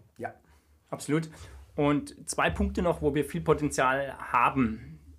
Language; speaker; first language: German; native; German